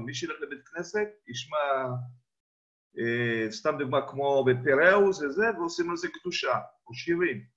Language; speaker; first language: Hebrew; non-native, fluent; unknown